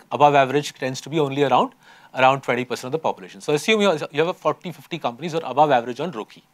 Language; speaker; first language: English; non-native, local second language; Hindi